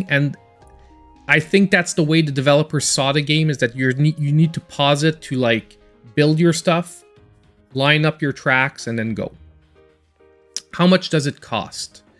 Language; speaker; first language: English; native; English